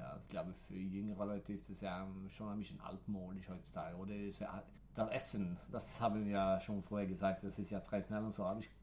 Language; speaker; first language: German; non-native, fluent; Swedish